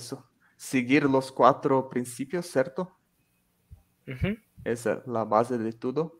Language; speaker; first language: Spanish; non-native, local second language; Portuguese